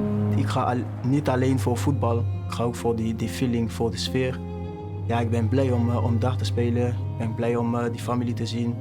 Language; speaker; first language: Dutch; non-native, learner; French